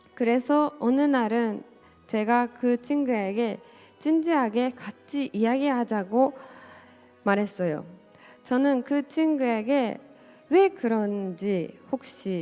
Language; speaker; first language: Korean; non-native, fluent; Japanese